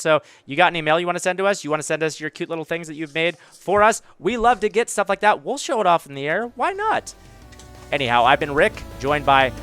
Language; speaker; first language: English; native; English